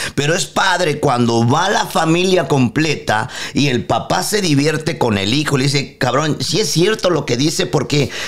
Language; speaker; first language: Spanish; native; Spanish